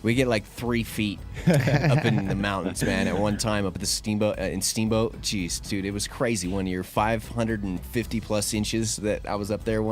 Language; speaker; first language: English; native; English